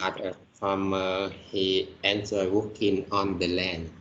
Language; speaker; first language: English; non-native, learner; Vietnamese